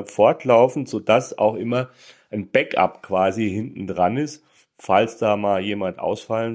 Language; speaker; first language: German; native; German